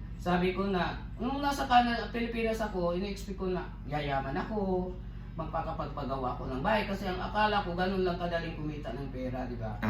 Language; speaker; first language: Filipino; non-native, local second language; Cebuano